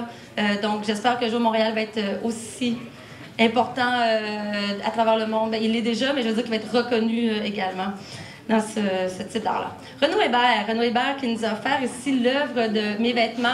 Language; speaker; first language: French; native; French